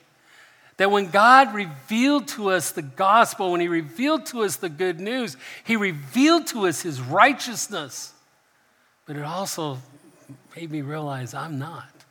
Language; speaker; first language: English; native; English